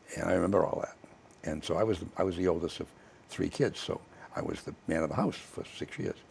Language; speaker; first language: English; native; English